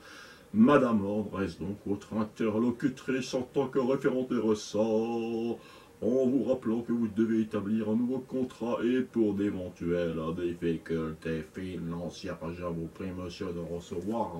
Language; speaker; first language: French; native; French